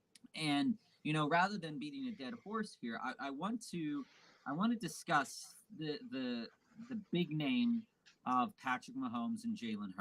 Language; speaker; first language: English; native; English